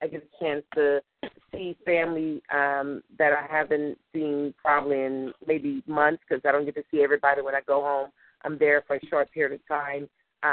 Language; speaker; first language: English; native; English